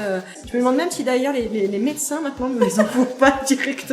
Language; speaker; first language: French; native; French